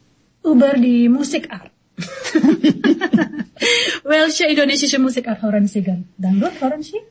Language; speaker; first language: German; non-native, learner; Indonesian